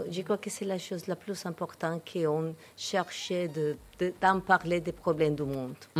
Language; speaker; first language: French; non-native, learner; Spanish